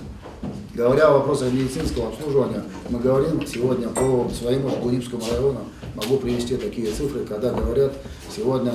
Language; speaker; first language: Russian; non-native, local second language; Avaric